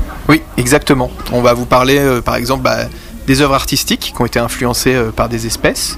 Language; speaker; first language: French; native; French